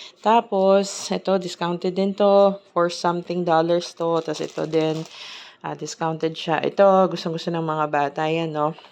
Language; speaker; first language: Filipino; native; Filipino